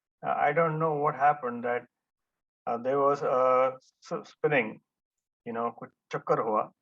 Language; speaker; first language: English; non-native, local second language; Hindi